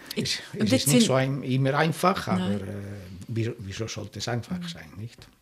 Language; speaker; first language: German; non-native, fluent; French